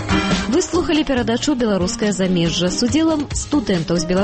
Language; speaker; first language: Belarusian; native; Belarusian